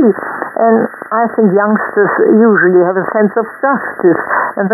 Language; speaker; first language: English; non-native, fluent; German